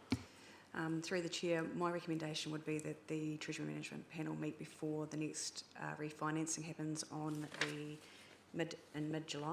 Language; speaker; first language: English; native; English